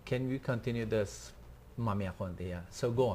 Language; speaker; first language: English; non-native, fluent; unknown